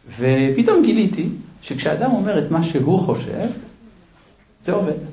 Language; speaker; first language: Hebrew; non-native, fluent; Spanish